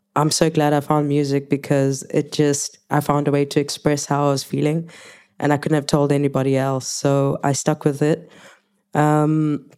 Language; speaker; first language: English; non-native, local second language; Zulu